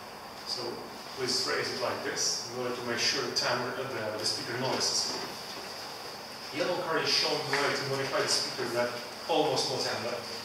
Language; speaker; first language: English; non-native, fluent; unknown